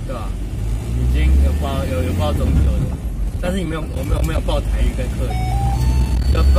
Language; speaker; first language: Chinese; native; Chinese